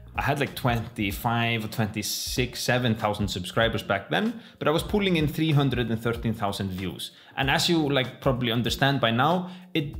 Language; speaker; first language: English; non-native, fluent; Icelandic